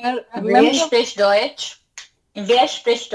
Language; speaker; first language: German; non-native, learner; Urdu